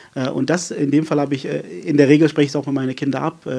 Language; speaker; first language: German; non-native, fluent; Afrikaans